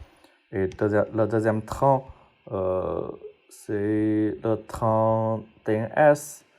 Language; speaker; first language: French; non-native, fluent; Chinese